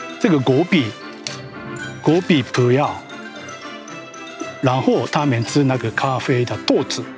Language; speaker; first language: Chinese; non-native, learner; Japanese